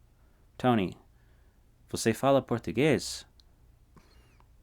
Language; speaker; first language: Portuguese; non-native, fluent; English